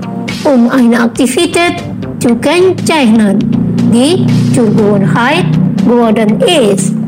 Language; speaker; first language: German; non-native, learner; Indonesian